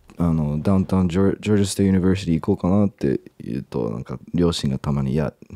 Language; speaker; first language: Japanese; early bilingual, heritage; English